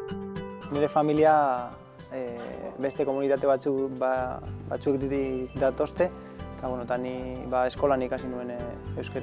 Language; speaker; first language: Basque; non-native, local second language; Spanish